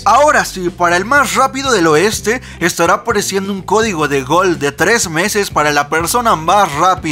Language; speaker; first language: Spanish; native; Spanish